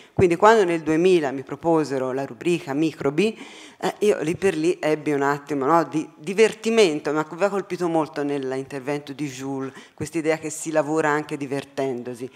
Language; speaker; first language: Italian; native; Italian